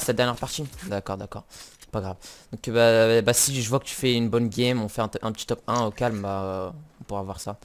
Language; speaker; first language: French; native; French